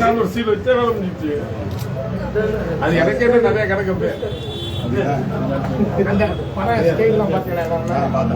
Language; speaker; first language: Tamil; native; Tamil